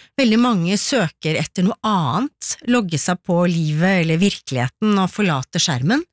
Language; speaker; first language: Norwegian; native; Norwegian